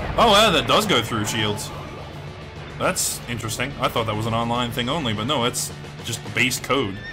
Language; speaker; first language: English; native; English